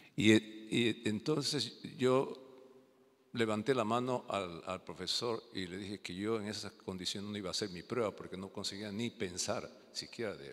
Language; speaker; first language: Spanish; native; Spanish